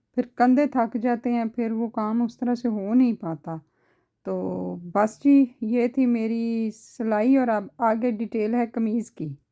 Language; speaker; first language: Urdu; non-native, local second language; Punjabi